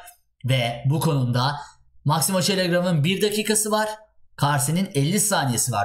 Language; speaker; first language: Turkish; native; Turkish